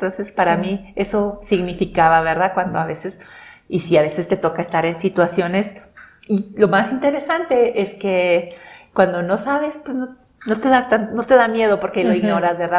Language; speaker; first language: Spanish; non-native, local second language; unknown